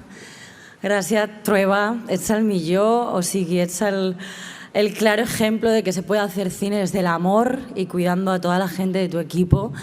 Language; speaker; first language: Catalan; non-native, local second language; Spanish